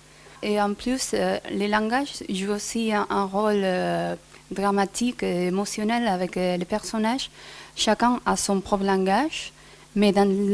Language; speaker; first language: French; non-native, fluent; Spanish